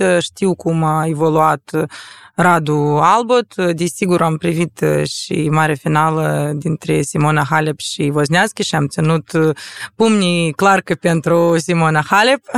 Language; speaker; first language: Romanian; non-native, local second language; Russian